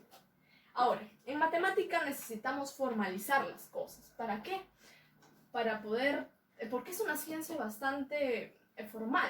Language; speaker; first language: Spanish; native; Spanish